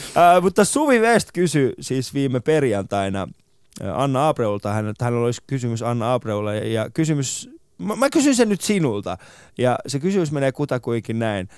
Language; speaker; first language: Finnish; early bilingual, other home language; Persian